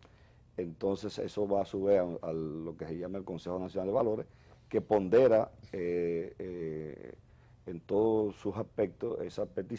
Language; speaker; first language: Spanish; native; Spanish